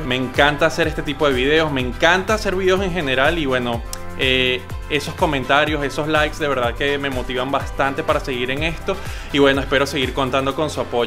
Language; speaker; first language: Spanish; native; Spanish